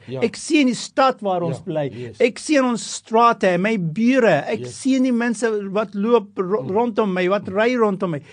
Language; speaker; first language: Afrikaans; non-native, fluent; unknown